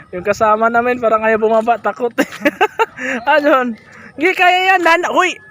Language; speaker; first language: Filipino; native; Filipino